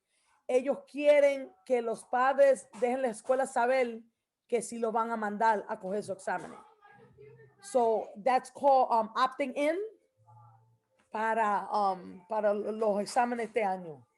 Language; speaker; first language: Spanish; early bilingual, heritage; Spanish